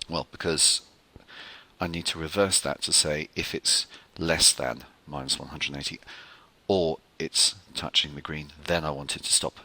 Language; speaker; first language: English; native; English